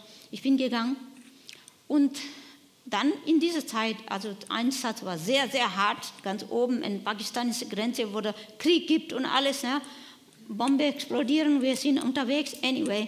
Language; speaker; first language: German; non-native, learner; Nepali